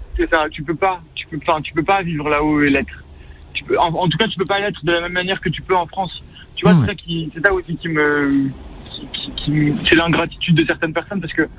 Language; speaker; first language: French; non-native, fluent; Kurdish